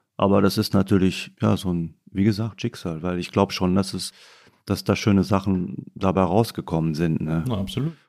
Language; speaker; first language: German; non-native, local second language; Limburgish